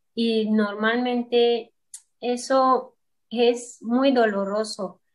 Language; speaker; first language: Spanish; non-native, local second language; Fang